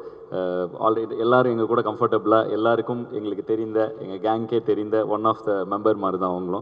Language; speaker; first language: Tamil; native; Tamil